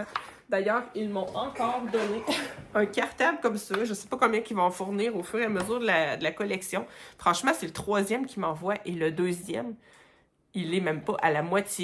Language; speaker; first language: French; native; French